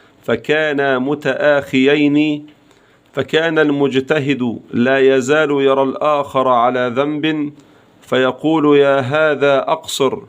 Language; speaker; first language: Arabic; native; Arabic